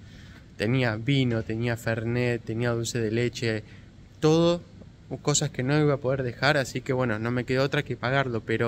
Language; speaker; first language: Spanish; native; Spanish